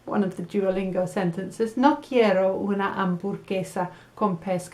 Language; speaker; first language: Spanish; non-native, fluent; English